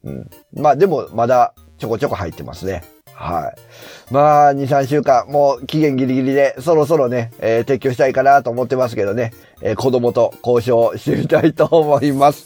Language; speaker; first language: Japanese; native; Japanese